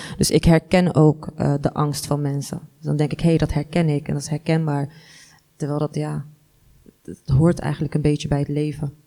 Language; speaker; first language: Dutch; early bilingual, other home language; Arabic